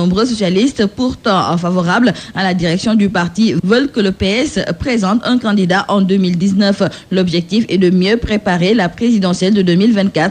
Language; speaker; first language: French; non-native, local second language; Wolof